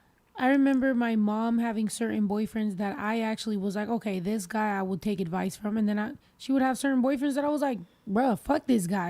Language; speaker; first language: English; early bilingual, other home language; Spanish